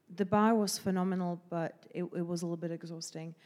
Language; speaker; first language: English; non-native, fluent; Slovak